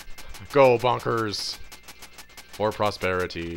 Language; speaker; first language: English; native; English